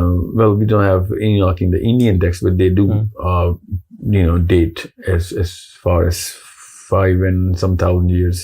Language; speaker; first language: English; non-native, local second language; Urdu